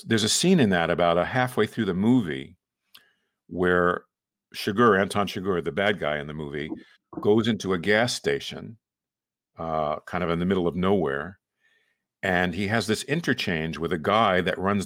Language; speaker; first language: English; native; English